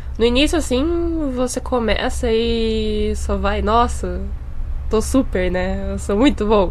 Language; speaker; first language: Portuguese; native; Portuguese